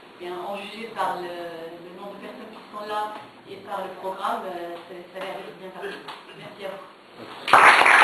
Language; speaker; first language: French; non-native, local second language; Arabic